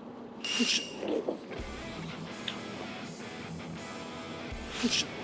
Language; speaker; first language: Japanese; native; Japanese